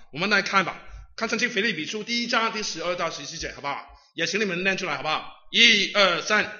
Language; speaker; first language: Chinese; non-native, local second language; Cantonese